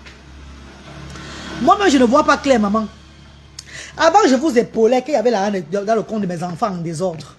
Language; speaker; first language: French; non-native, local second language; Lingala